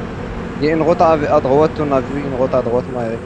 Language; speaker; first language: French; native; French